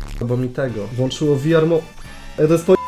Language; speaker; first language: Polish; native; Polish